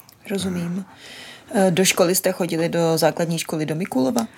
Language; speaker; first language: Czech; native; Czech